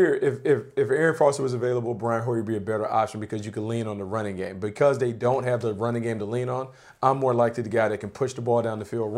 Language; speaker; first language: English; native; English